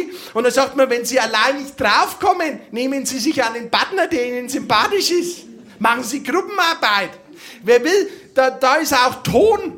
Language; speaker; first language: German; native; German